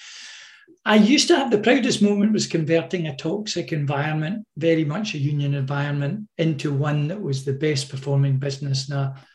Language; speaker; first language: English; native; English